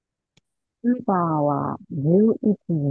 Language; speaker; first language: Japanese; non-native, learner; Chinese